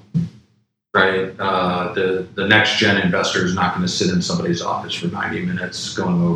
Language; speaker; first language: English; native; English